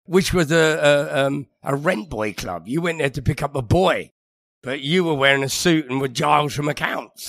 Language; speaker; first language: English; native; English